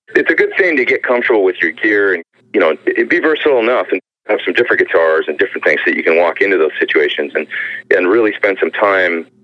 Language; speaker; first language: English; native; English